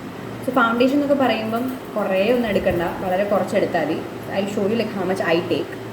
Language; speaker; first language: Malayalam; native; Malayalam